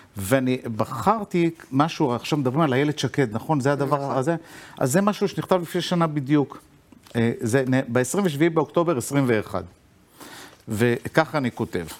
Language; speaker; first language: Hebrew; native; Hebrew